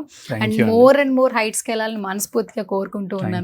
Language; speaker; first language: Telugu; native; Telugu